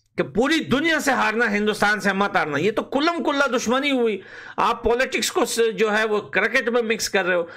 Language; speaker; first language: Urdu; native; Urdu